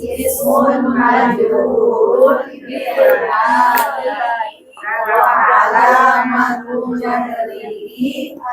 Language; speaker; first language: Arabic; non-native, learner; Indonesian